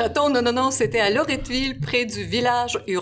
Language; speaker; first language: French; non-native, fluent; Russian